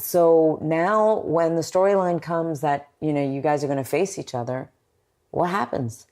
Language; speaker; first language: English; native; English